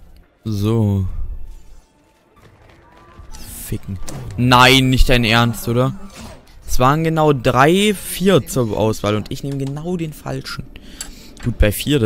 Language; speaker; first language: German; native; German